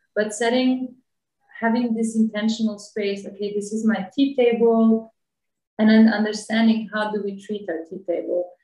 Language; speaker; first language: English; non-native, fluent; Bosnian